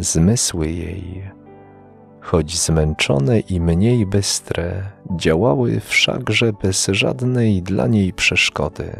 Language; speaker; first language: Polish; native; Polish